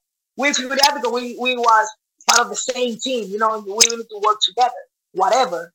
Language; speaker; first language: English; non-native, learner; Spanish